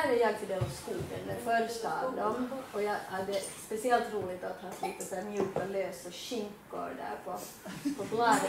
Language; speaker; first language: Swedish; native; Swedish